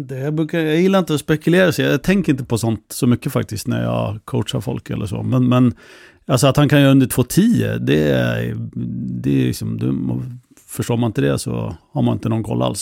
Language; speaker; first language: Swedish; native; Swedish